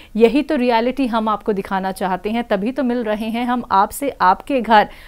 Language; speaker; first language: Hindi; native; Hindi